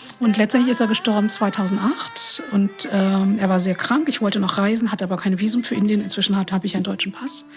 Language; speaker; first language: German; non-native, fluent; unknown